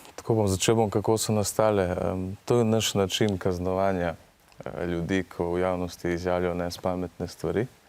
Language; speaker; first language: Slovenian; early bilingual, other home language; Serbian